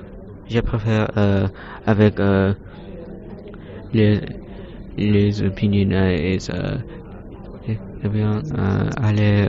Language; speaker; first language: French; non-native, learner; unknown